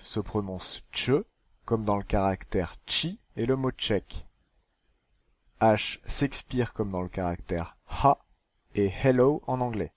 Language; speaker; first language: French; native; French